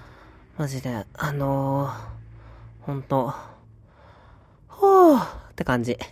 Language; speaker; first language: Japanese; native; Japanese